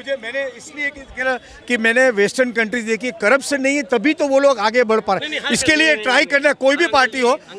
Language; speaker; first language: Hindi; native; Hindi